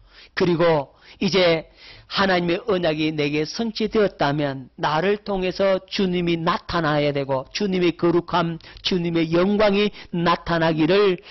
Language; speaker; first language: Korean; native; Korean